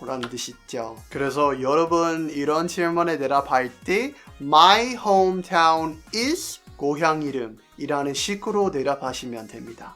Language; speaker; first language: Korean; non-native, fluent; English